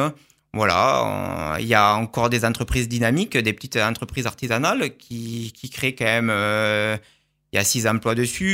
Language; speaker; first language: French; native; French